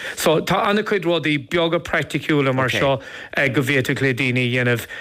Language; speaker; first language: Irish; non-native, local second language; English